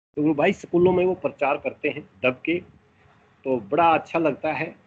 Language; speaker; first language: Hindi; native; Hindi